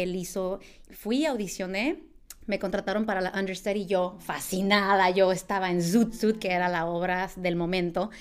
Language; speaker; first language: Spanish; early bilingual, heritage; Spanish